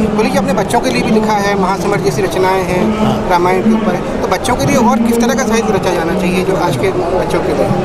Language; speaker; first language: Hindi; native; Hindi